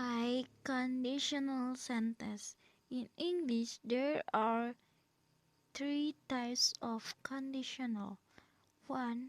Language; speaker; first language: English; non-native, learner; Indonesian